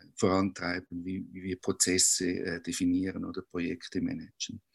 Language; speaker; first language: German; native; German